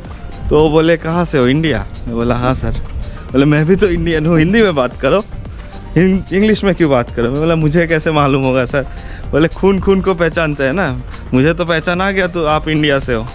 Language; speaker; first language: Hindi; non-native, local second language; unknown